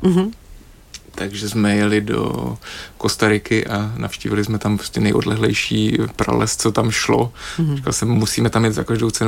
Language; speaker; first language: Czech; native; Czech